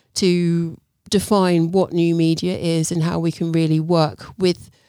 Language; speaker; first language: English; native; English